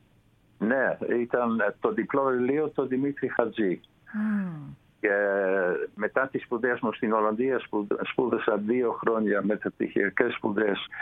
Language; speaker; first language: Greek; non-native, fluent; Dutch